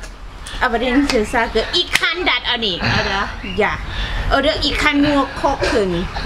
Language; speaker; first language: German; non-native, learner; Thai